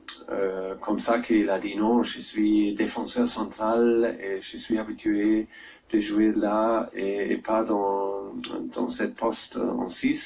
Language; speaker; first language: French; non-native, learner; German